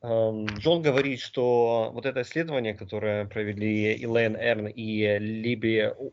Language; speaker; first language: Russian; native; Russian